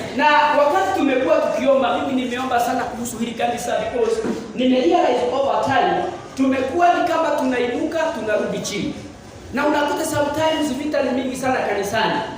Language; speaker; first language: Swahili; non-native, local second language; Kikuyu